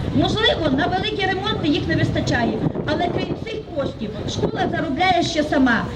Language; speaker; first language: Ukrainian; native; Ukrainian